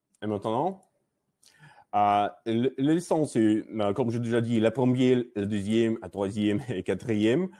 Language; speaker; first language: French; non-native, learner; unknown